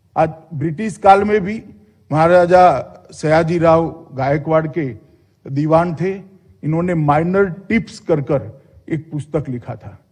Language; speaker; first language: Hindi; non-native, local second language; Gujarati